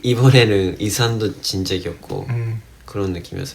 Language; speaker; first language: Korean; non-native, fluent; Japanese